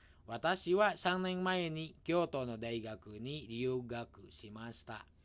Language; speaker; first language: Japanese; non-native, fluent; Indonesian